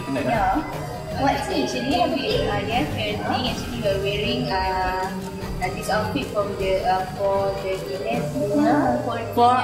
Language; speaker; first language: English; non-native, learner; Malay